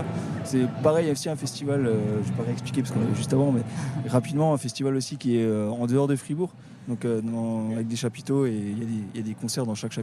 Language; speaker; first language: French; native; French